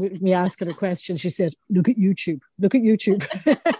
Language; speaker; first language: English; native; English